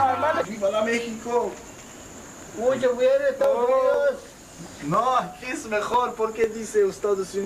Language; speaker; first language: Spanish; non-native, learner; Hebrew